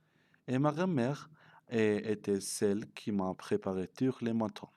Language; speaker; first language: French; non-native, learner; Spanish